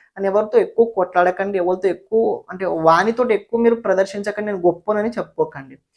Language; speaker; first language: Telugu; non-native, local second language; Marathi